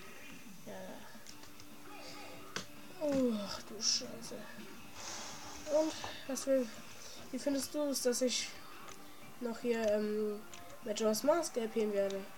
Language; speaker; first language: German; native; German